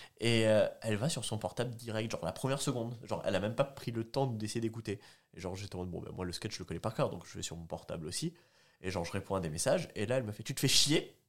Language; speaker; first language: French; native; French